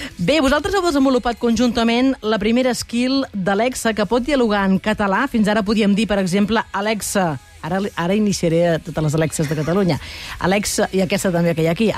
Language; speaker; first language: Catalan; native; Catalan